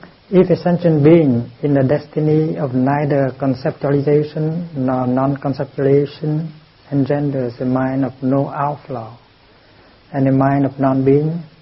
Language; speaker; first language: English; non-native, fluent; Vietnamese